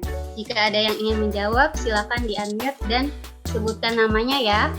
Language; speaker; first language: Indonesian; native; Indonesian